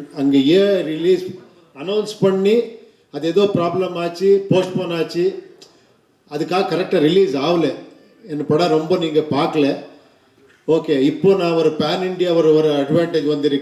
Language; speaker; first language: Tamil; non-native, fluent; Kannada